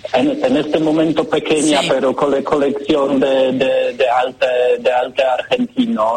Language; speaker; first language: Spanish; non-native, learner; Polish